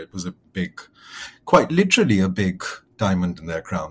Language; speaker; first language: English; native; English